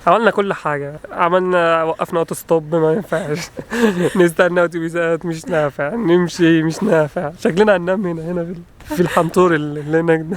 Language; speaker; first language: Arabic; native; Arabic